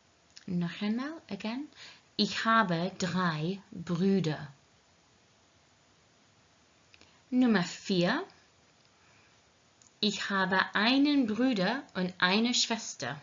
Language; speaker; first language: German; non-native, learner; English